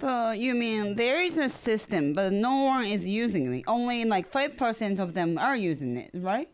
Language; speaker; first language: English; non-native, learner; Japanese